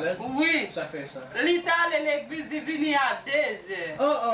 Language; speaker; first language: French; non-native, local second language; Haitian Creole